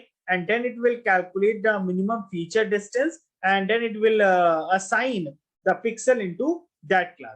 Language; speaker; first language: English; non-native, local second language; Hindi